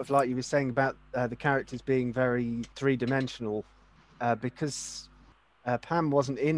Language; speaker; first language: English; native; English